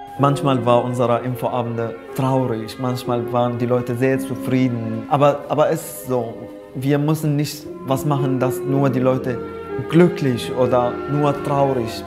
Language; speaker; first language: German; non-native, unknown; Arabic